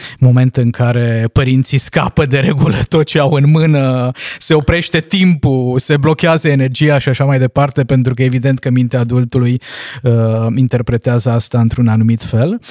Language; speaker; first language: Romanian; non-native, local second language; Hungarian